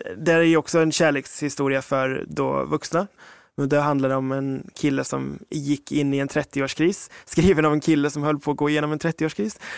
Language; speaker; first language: Swedish; early bilingual, other home language; English